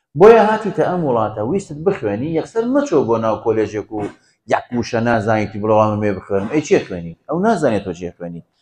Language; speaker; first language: Central Kurdish; native; Central Kurdish